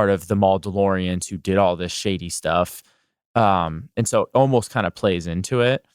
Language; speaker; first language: English; native; English